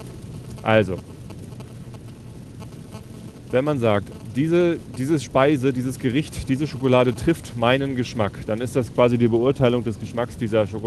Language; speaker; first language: German; native; German